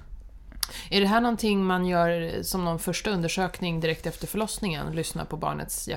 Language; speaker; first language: Swedish; native; Swedish